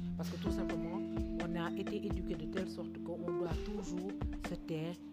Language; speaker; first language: French; non-native, local second language; Wolof